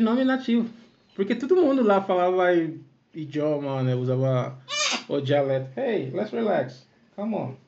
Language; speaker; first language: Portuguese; non-native, fluent; Akan